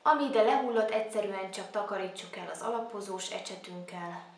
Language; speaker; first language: Hungarian; native; Hungarian